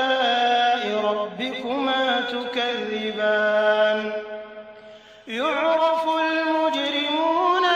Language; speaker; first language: Arabic; native; Arabic